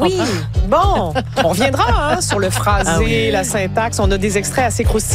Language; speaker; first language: French; native; French